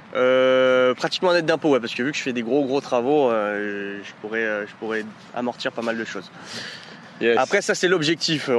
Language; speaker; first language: French; native; French